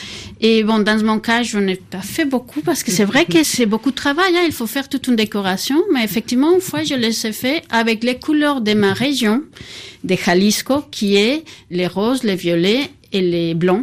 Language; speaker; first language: French; non-native, fluent; Spanish